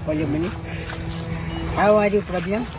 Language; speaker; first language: English; non-native, learner; Gujarati